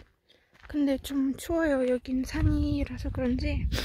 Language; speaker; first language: Korean; non-native, learner; Kazakh